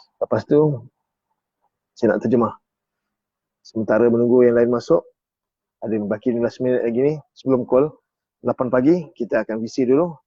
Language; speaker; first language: Malay; native; Malay